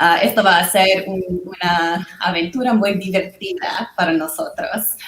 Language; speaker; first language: Spanish; non-native, learner; English